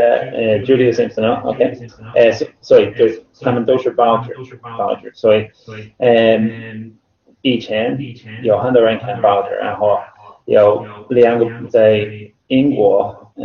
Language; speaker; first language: Chinese; non-native, fluent; English